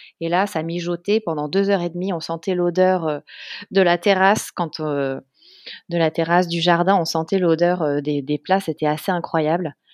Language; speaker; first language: French; native; French